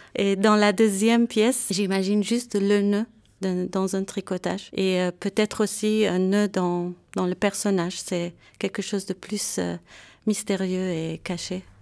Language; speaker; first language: French; non-native, local second language; Armenian